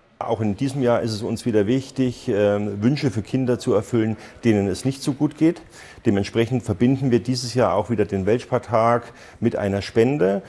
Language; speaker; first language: German; native; German